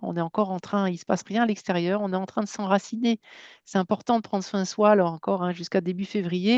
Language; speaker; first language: French; native; French